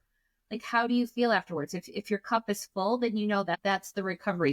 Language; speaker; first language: English; native; English